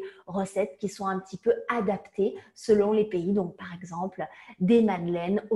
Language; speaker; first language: French; native; French